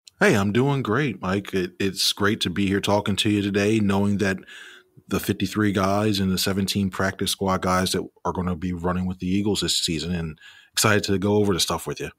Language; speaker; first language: English; native; English